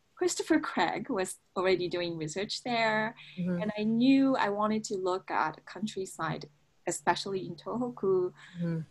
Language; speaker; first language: English; non-native, fluent; Japanese